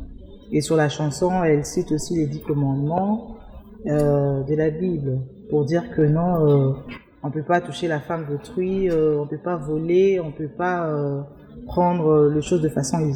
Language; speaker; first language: French; non-native, local second language; Luba-Lulua